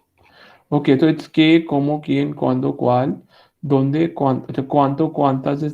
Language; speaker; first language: Spanish; non-native, fluent; Hindi